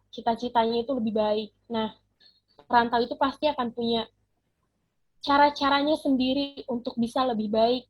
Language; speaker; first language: Indonesian; non-native, local second language; Batak Toba